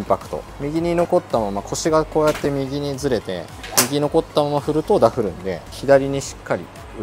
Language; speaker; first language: Japanese; native; Japanese